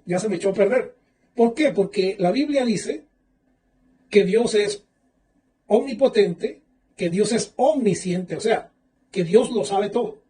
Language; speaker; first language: Spanish; native; Spanish